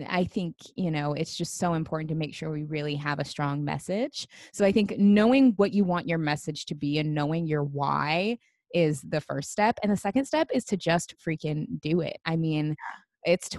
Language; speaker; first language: English; native; English